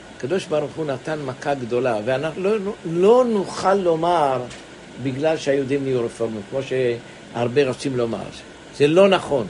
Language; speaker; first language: Hebrew; native; Hebrew